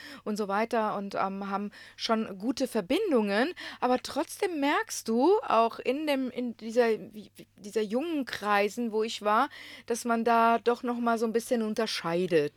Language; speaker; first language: German; non-native, fluent; Croatian